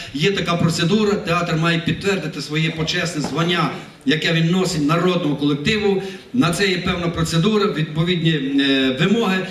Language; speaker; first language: Ukrainian; native; Ukrainian